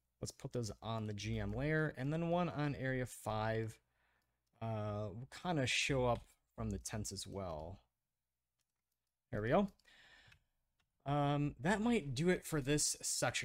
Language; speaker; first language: English; native; English